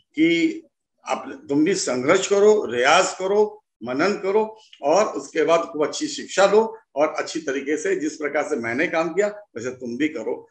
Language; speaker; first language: Hindi; native; Hindi